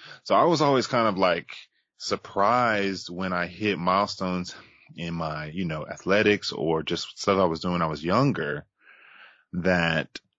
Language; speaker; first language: English; native; English